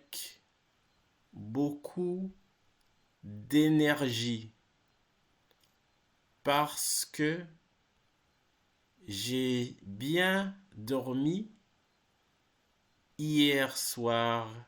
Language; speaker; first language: French; non-native, fluent; English